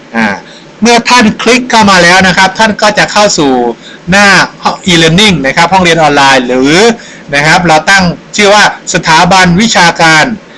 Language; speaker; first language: Thai; native; Thai